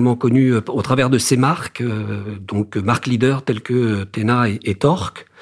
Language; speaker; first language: French; native; French